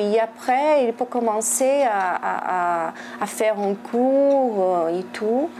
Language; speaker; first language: French; non-native, fluent; Portuguese